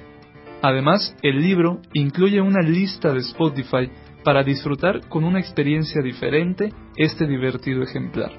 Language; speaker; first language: Spanish; native; Spanish